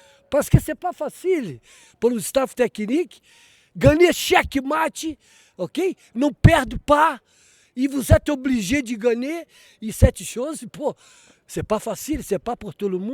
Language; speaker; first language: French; non-native, learner; Portuguese